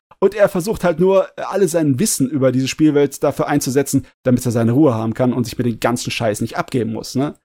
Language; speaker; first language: German; native; German